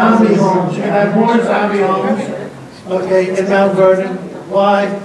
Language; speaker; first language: English; non-native, fluent; Greek